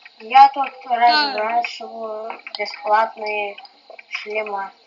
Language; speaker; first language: Russian; native; Russian